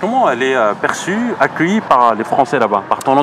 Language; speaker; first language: French; native; French